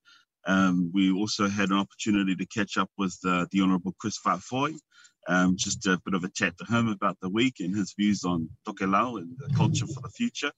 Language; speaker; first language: English; native; English